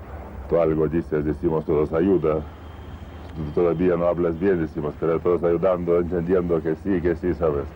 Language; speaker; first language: Spanish; non-native, learner; Lithuanian